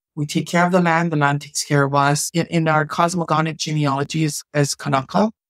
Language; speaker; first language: English; native; English